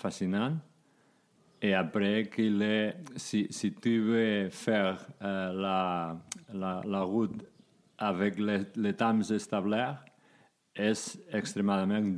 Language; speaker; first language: French; non-native, learner; Spanish